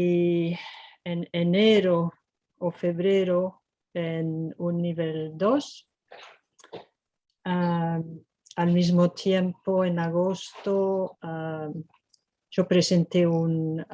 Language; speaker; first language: Spanish; non-native, fluent; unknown